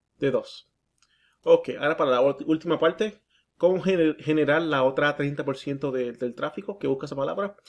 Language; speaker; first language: Spanish; early bilingual, heritage; Spanish